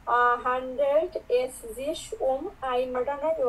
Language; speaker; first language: German; non-native, learner; Bangla